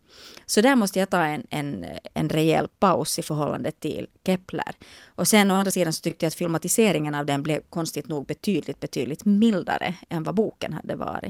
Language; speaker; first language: Swedish; native; Swedish